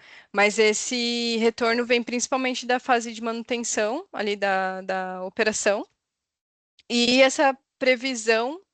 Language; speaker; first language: Portuguese; native; Portuguese